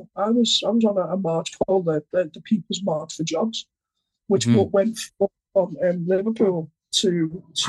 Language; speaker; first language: English; native; English